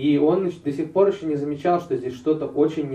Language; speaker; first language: Russian; native; Russian